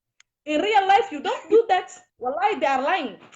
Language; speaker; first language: English; non-native, learner; Somali